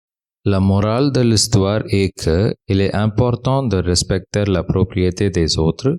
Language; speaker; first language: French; non-native, fluent; English